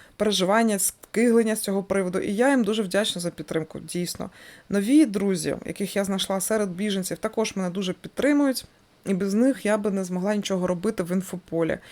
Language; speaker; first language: Ukrainian; non-native, local second language; Russian